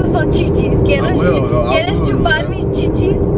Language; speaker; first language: Spanish; early bilingual, heritage; Spanish